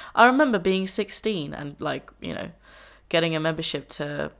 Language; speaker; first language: English; non-native, fluent; Dutch